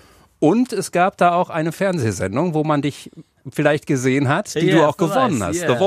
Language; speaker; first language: German; native; German